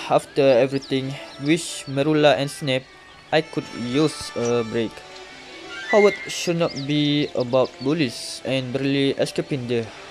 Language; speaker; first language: English; non-native, local second language; Malay